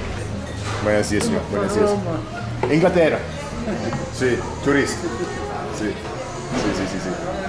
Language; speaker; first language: Spanish; non-native, learner; English